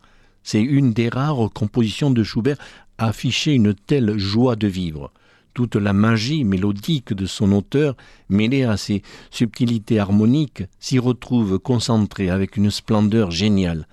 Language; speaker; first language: French; native; French